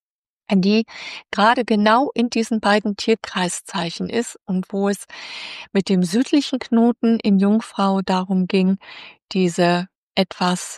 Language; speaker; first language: German; native; German